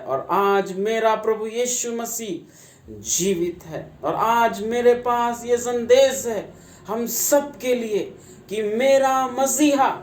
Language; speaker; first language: Hindi; native; Hindi